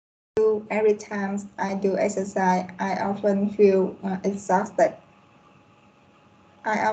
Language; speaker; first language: English; non-native, learner; Vietnamese